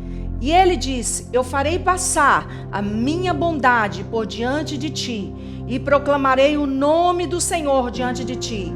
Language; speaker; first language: Portuguese; native; Portuguese